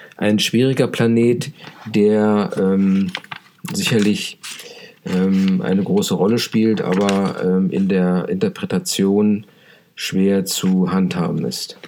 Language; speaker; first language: German; native; German